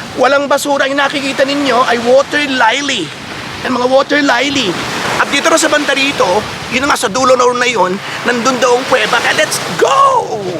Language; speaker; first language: Filipino; native; Filipino